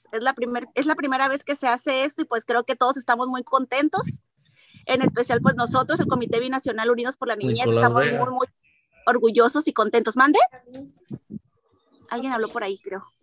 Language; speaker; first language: Spanish; native; Spanish